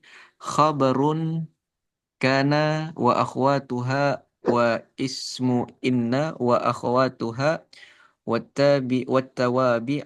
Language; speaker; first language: Arabic; non-native, fluent; Indonesian